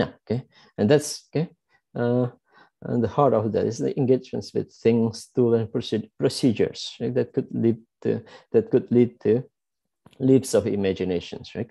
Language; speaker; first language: English; non-native, fluent; Javanese